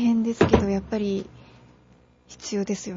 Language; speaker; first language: Japanese; native; Japanese